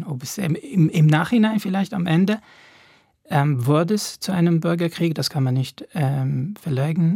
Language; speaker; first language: German; non-native, fluent; Arabic